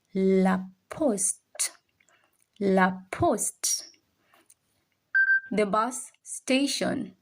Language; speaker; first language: French; non-native, local second language; Swahili